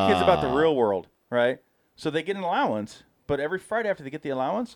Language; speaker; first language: English; native; English